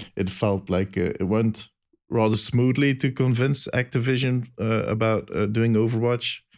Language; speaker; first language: English; non-native, fluent; Dutch